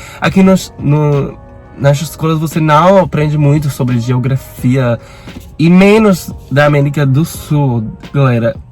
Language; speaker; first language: Portuguese; non-native, learner; Spanish